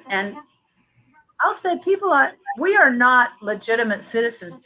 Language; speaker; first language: English; native; English